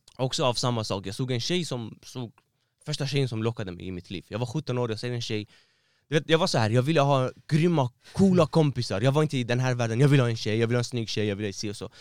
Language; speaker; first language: Swedish; non-native, fluent; Persian